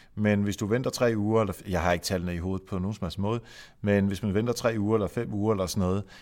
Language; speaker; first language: Danish; non-native, fluent; Dutch